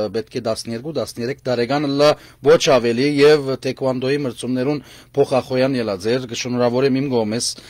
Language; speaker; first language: Armenian; native; Armenian